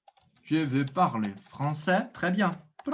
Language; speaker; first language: French; non-native, fluent; Portuguese